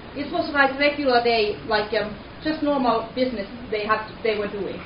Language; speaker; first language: English; non-native, fluent; Finnish